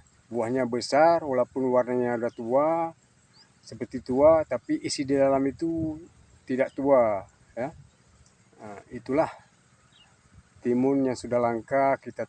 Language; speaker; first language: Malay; non-native, local second language; Achinese